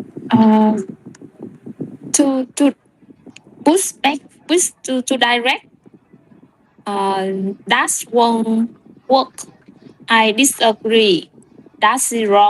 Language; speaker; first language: English; non-native, learner; Vietnamese